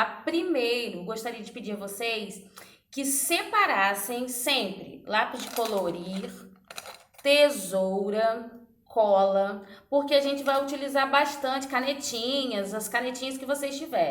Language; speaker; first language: Portuguese; native; Portuguese